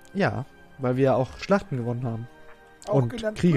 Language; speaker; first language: German; native; German